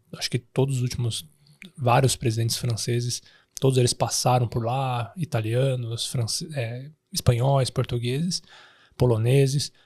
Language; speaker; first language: Portuguese; early bilingual, other home language; Chinese